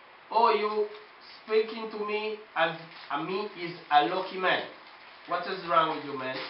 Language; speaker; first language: English; native; English